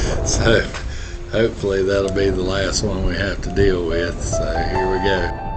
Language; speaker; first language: English; native; English